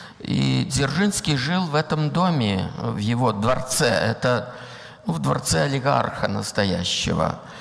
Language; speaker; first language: Russian; native; Russian